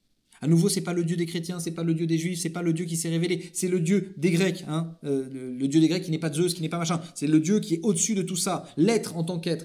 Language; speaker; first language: French; native; French